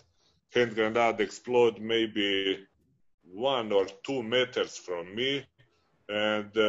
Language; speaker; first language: English; non-native, fluent; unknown